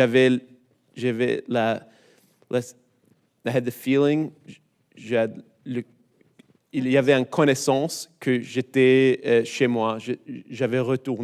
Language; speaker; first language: French; non-native, learner; English